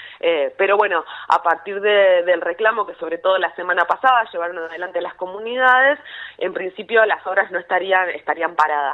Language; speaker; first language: Spanish; native; Spanish